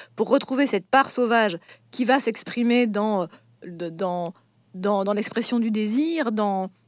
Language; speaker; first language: French; native; French